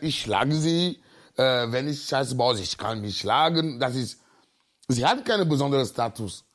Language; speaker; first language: German; non-native, learner; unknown